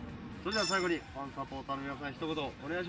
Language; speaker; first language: Japanese; native; Japanese